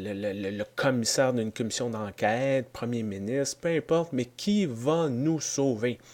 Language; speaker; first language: French; native; French